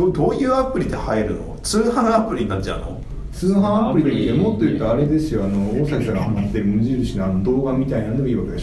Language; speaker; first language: Japanese; native; Japanese